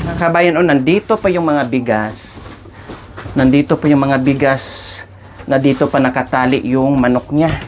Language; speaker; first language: Filipino; non-native, local second language; Cebuano